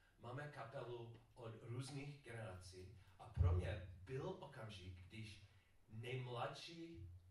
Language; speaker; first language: Czech; non-native, learner; English